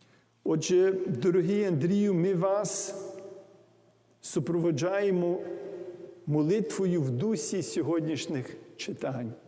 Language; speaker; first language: Ukrainian; early bilingual, heritage; English